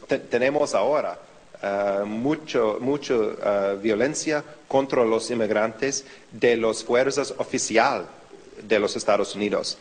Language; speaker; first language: Spanish; non-native, fluent; English